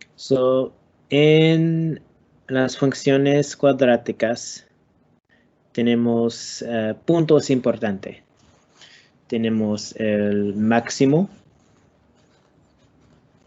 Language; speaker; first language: Spanish; non-native, learner; English